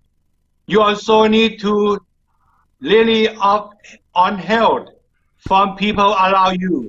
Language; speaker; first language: English; non-native, learner; Thai